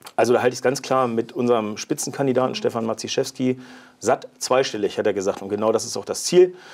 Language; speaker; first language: German; native; German